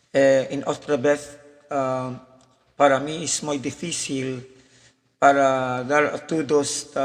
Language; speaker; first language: Spanish; non-native, learner; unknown